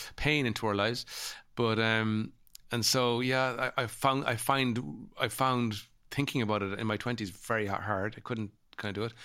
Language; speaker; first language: English; native; English